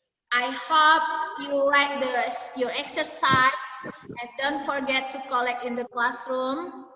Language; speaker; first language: English; non-native, learner; Indonesian